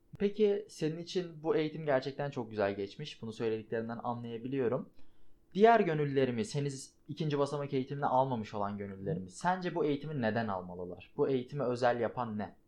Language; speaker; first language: Turkish; native; Turkish